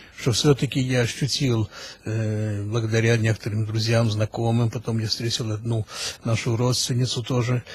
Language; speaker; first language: Russian; early bilingual, heritage; Russian